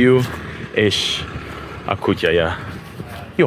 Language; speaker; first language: Hungarian; non-native, learner; English